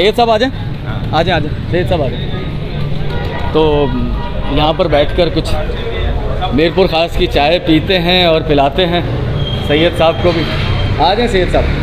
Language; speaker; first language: Urdu; native; Urdu